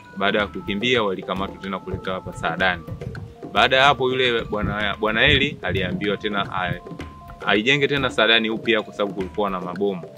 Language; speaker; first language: Swahili; native; Swahili